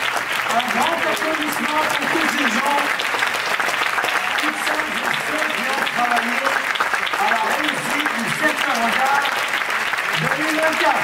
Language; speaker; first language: French; native; French